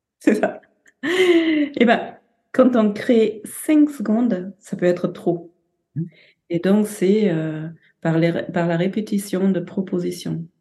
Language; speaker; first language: French; non-native, fluent; German